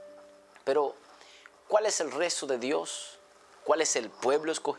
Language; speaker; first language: Spanish; native; Spanish